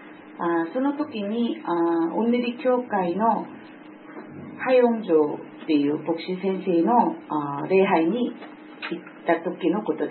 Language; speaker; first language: Japanese; non-native, fluent; Korean